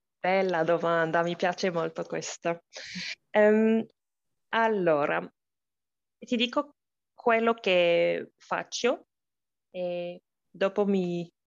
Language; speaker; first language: Italian; non-native, learner; English